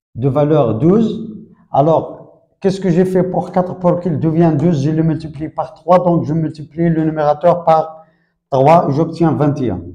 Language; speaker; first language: French; non-native, local second language; Arabic